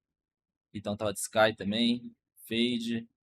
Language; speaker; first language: Portuguese; native; Portuguese